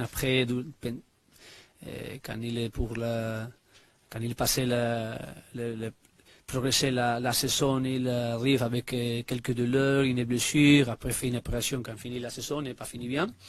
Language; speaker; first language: French; non-native, learner; Spanish